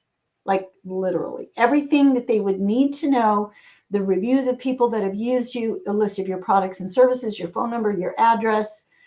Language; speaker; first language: English; native; English